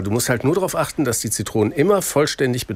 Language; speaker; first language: German; native; German